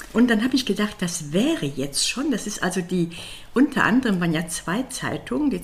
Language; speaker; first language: German; native; German